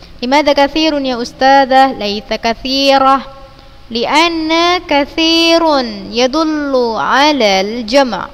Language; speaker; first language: Arabic; non-native, fluent; Indonesian